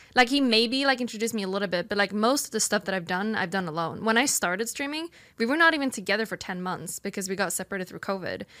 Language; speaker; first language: English; non-native, fluent; Swedish